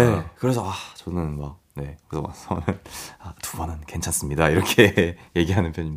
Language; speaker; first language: Korean; native; Korean